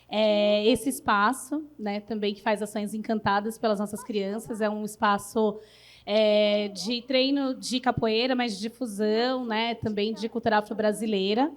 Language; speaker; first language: Portuguese; native; Portuguese